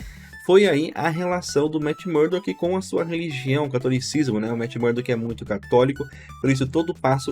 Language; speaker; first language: Portuguese; native; Portuguese